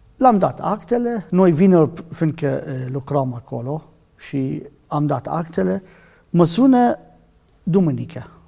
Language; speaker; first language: Romanian; non-native, learner; Arabic